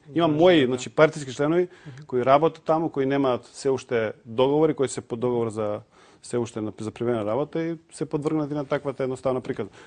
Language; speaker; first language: Macedonian; non-native, local second language; Serbian